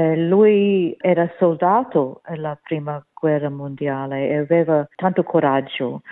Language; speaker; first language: Italian; early bilingual, heritage; Italian